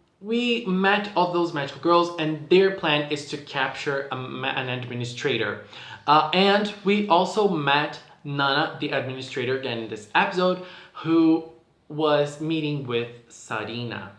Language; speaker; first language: English; non-native, fluent; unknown